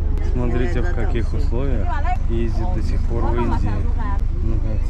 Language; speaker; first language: Russian; native; Russian